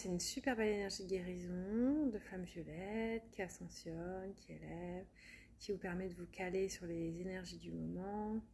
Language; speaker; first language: French; native; French